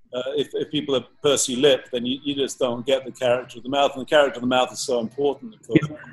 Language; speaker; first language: English; native; English